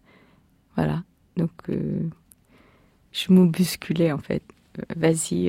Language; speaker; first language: French; non-native, fluent; Korean